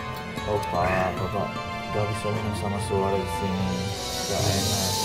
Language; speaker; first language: Indonesian; non-native, fluent; Turkish